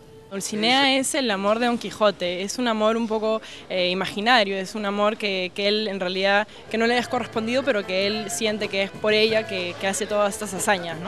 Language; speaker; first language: Spanish; native; Spanish